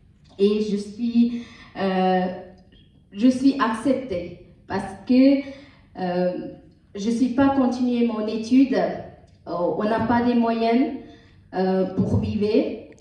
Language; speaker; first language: French; non-native, learner; Tamil